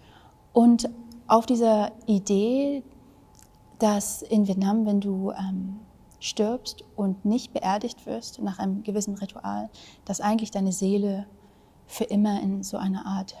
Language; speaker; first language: German; early bilingual, other home language; Vietnamese